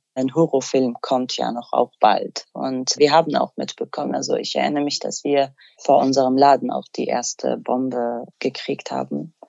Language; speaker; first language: German; non-native, fluent; Arabic